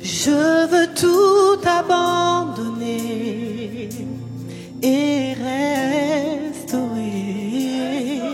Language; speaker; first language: French; native; French